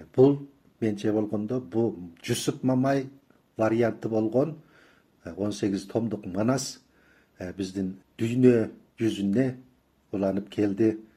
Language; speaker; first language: Kyrgyz; native; Kyrgyz